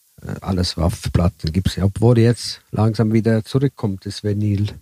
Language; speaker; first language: German; early bilingual, heritage; Italian